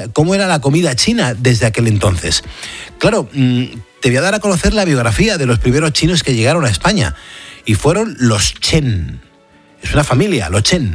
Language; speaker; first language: Spanish; native; Spanish